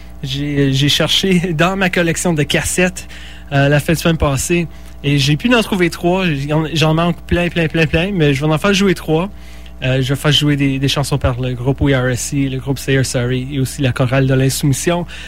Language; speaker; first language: French; native; French